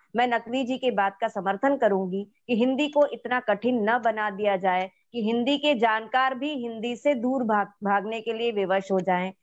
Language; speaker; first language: Hindi; non-native, local second language; Marathi